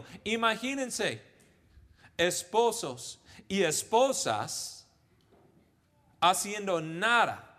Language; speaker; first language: Spanish; non-native, fluent; English